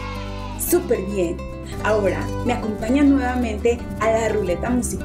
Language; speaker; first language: Spanish; native; Spanish